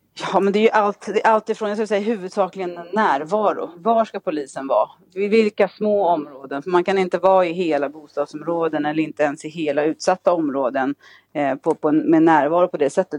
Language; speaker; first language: Swedish; native; Swedish